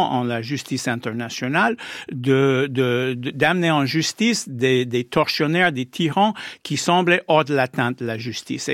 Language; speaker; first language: French; non-native, fluent; English